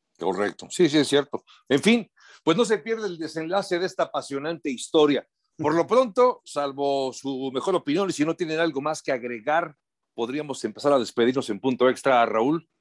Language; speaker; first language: Spanish; native; Spanish